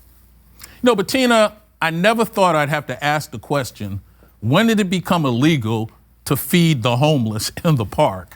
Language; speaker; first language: English; native; English